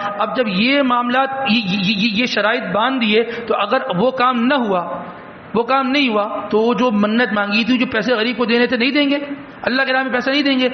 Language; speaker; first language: Urdu; native; Urdu